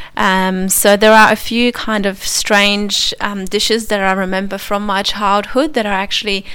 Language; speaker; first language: English; non-native, fluent; Polish